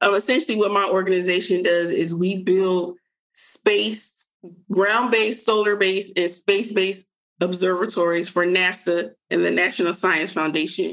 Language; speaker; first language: English; native; English